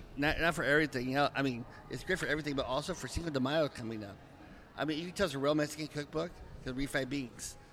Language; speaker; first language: English; native; English